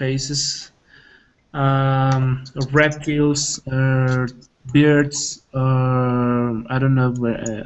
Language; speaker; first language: English; non-native, learner; Spanish